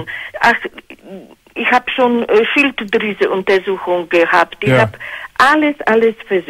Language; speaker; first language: German; non-native, fluent; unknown